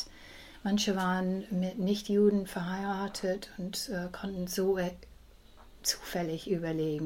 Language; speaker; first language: German; early bilingual, heritage; English